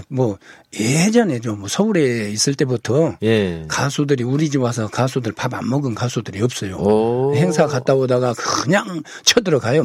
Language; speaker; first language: Korean; native; Korean